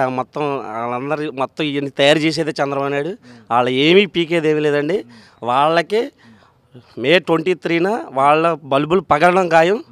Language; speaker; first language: Telugu; native; Telugu